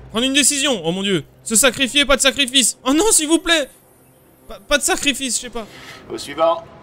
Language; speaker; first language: French; native; French